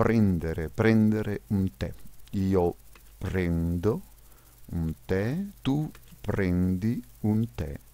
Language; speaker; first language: Italian; non-native, fluent; French